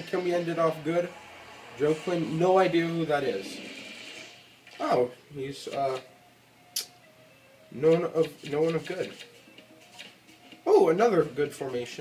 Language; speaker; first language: English; native; English